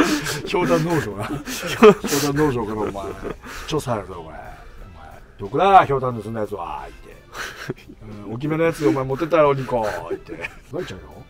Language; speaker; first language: Japanese; native; Japanese